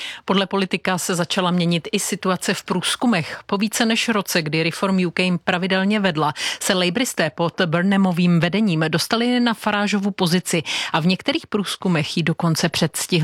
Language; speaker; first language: Czech; native; Czech